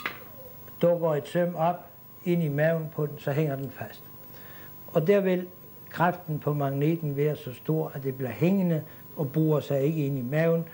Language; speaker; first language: Danish; native; Danish